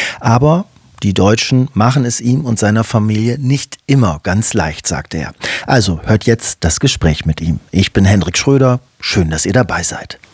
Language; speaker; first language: German; native; German